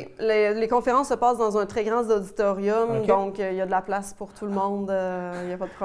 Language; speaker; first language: French; native; French